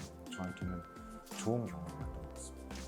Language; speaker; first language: Korean; native; Korean